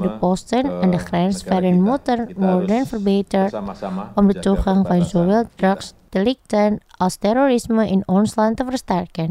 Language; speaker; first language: Dutch; non-native, fluent; Indonesian